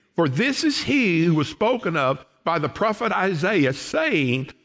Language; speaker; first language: English; native; English